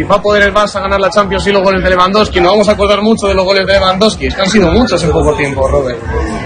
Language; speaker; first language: Spanish; native; Spanish